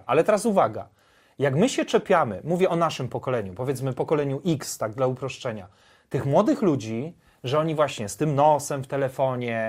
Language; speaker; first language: Polish; native; Polish